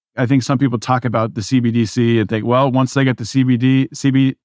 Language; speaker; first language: English; native; English